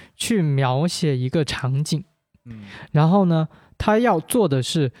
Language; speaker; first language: Chinese; non-native, local second language; Min Nan Chinese